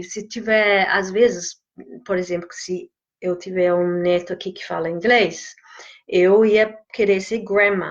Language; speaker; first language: Portuguese; non-native, fluent; English